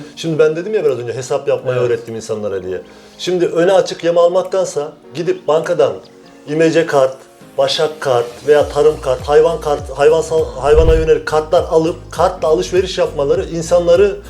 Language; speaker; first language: Turkish; native; Turkish